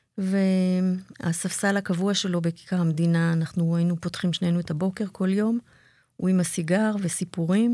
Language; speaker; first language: Hebrew; native; Hebrew